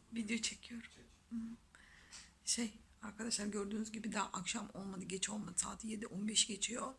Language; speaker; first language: Turkish; non-native, fluent; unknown